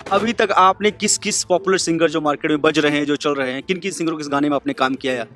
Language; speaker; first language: Hindi; native; Hindi